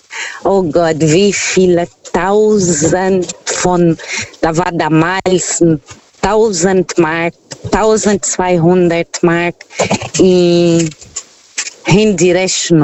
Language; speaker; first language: German; non-native, fluent; Portuguese